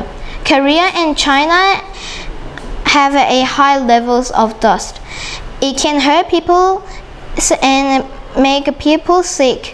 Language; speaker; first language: English; non-native, learner; Korean